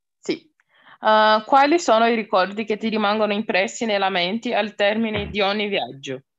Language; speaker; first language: Italian; non-native, fluent; Portuguese